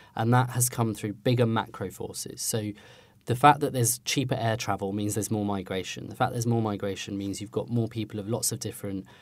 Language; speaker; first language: English; native; English